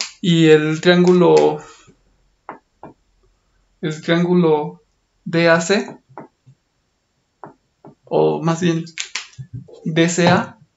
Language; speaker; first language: Spanish; native; Spanish